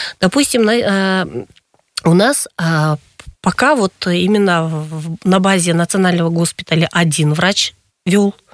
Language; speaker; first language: Russian; non-native, local second language; Kyrgyz